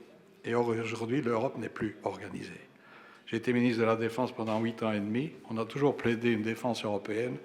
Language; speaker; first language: French; native; French